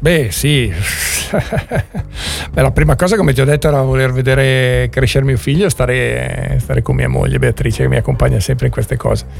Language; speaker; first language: Italian; native; Italian